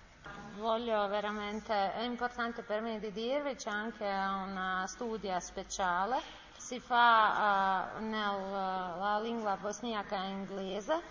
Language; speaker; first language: Italian; non-native, learner; Bosnian